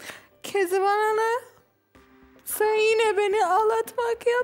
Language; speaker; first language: Turkish; non-native, learner; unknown